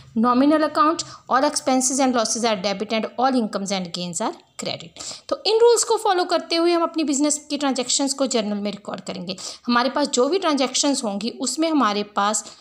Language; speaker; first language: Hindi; non-native, local second language; Punjabi